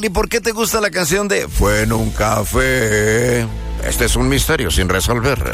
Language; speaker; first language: Spanish; native; Spanish